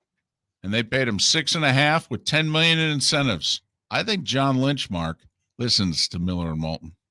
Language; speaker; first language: English; native; English